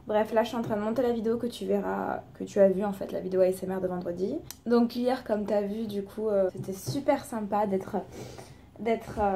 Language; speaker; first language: French; native; French